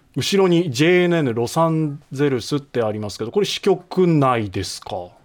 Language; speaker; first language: Japanese; native; Japanese